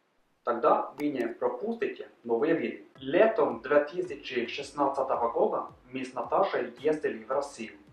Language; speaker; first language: Russian; non-native, learner; Norwegian